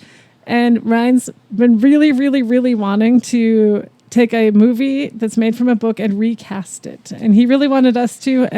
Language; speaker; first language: English; native; English